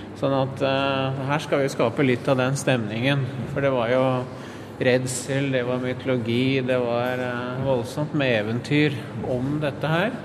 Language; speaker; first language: Norwegian; native; Norwegian